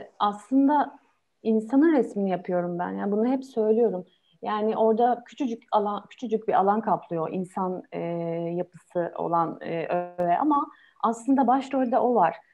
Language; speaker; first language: Turkish; native; Turkish